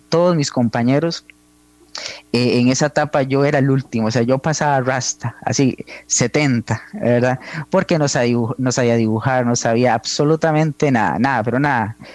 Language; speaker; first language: Spanish; native; Spanish